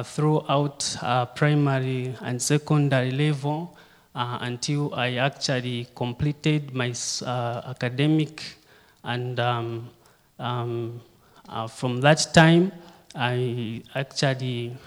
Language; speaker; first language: English; non-native, local second language; Bemba